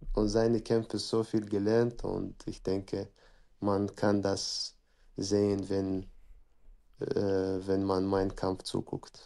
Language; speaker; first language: German; non-native, fluent; Chechen